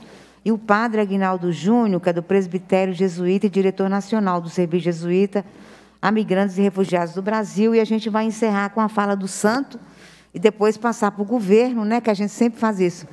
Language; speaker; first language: Portuguese; native; Portuguese